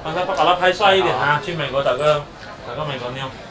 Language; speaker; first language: Chinese; native; Chinese